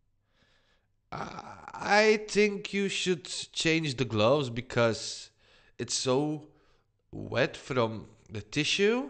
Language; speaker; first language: English; non-native, fluent; Dutch